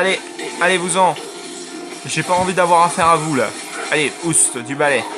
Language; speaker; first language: French; native; French